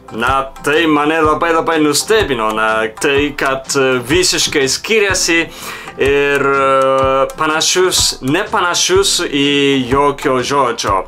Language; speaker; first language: Lithuanian; non-native, fluent; Japanese